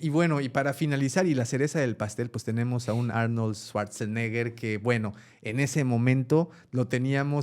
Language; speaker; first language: Spanish; native; Spanish